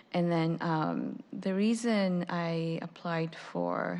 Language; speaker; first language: English; non-native, fluent; Japanese